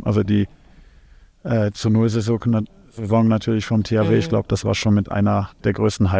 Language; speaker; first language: German; native; German